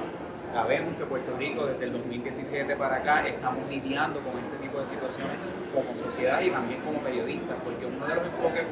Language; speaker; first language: Spanish; native; Spanish